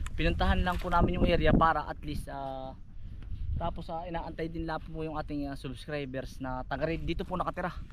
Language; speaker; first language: Filipino; native; Filipino